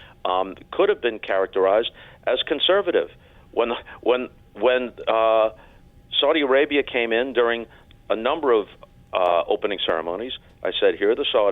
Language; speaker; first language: English; native; English